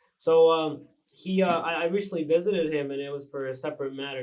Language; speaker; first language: English; native; English